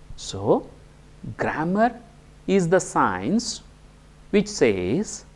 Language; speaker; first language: English; non-native, local second language; Kannada